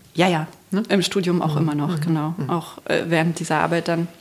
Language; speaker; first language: German; native; German